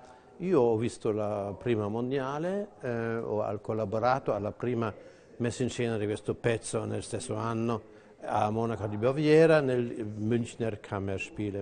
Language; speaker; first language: Italian; non-native, fluent; German